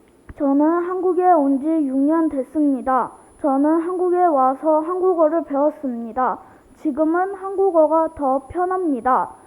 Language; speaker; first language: Korean; early bilingual, other home language; Chinese